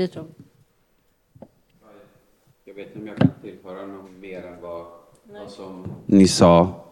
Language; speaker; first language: Swedish; non-native, fluent; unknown